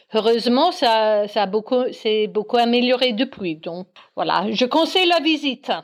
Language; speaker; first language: French; non-native, fluent; English